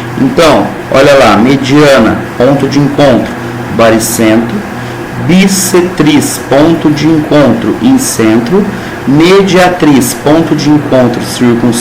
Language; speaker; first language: Portuguese; native; Portuguese